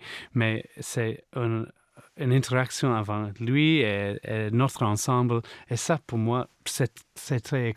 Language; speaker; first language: French; non-native, fluent; English